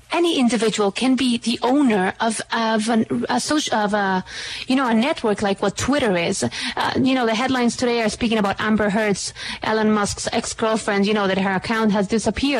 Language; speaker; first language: English; non-native, fluent; Spanish